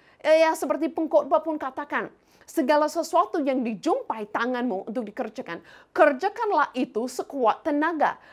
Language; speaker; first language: Indonesian; non-native, fluent; English